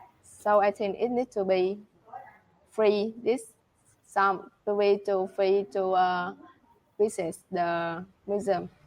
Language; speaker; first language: English; non-native, learner; Vietnamese